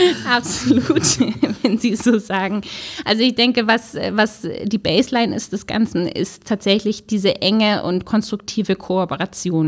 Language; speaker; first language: German; native; German